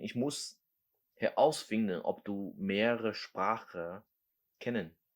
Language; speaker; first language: German; non-native, learner; Chinese